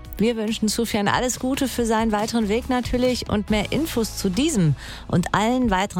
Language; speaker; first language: German; native; German